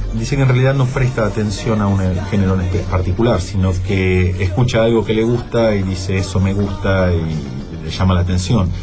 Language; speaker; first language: Spanish; native; Spanish